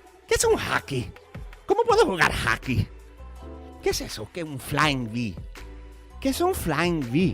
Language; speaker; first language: Spanish; non-native, learner; English